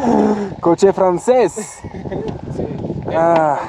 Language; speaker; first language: Spanish; non-native, learner; French